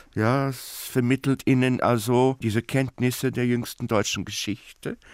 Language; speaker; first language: German; non-native, fluent; Portuguese